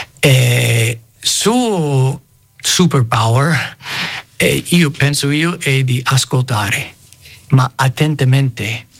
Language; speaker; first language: Italian; non-native, fluent; English